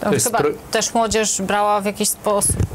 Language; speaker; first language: Polish; native; Polish